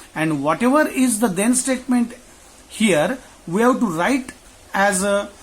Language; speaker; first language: English; non-native, local second language; Marathi